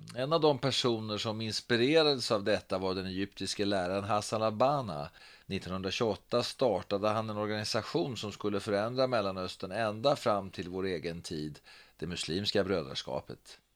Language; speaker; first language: Swedish; native; Swedish